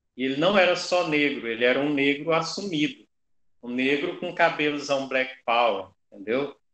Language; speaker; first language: Portuguese; native; Portuguese